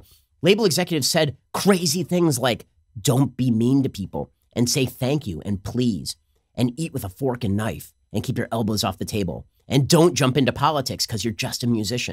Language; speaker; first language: English; native; English